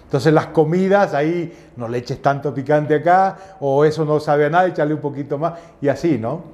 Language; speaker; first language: Spanish; native; Spanish